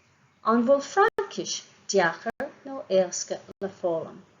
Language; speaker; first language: Irish; non-native, local second language; English